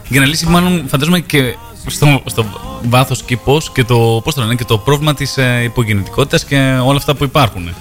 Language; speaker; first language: Greek; native; Greek